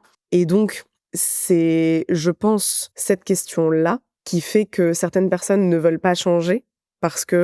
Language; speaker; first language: French; native; French